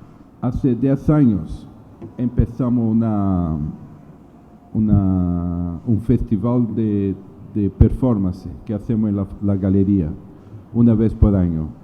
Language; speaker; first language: Spanish; non-native, learner; Portuguese